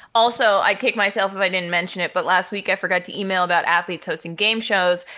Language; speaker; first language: English; native; English